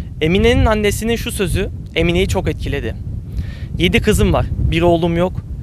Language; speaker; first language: Turkish; native; Turkish